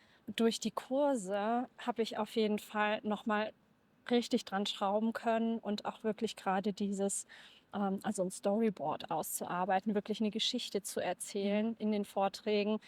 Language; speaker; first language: German; native; German